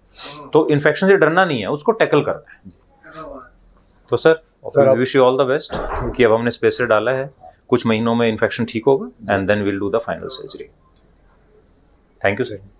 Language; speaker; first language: Hindi; native; Hindi